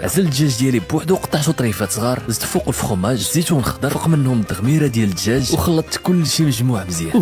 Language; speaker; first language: Arabic; native; Arabic